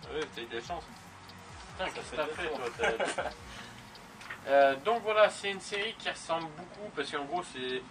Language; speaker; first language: French; native; French